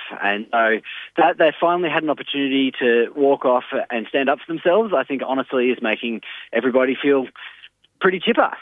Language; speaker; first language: English; native; English